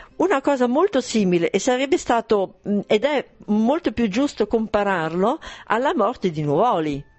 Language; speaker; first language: Italian; non-native, local second language; German